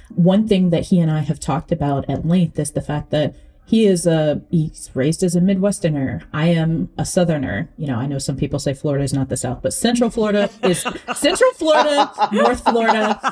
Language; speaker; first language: English; early bilingual, other home language; Akan